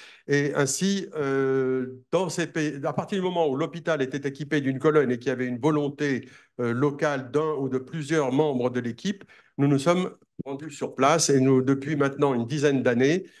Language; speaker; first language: French; native; French